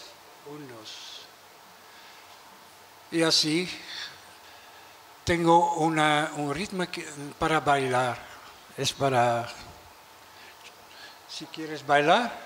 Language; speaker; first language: Spanish; non-native, learner; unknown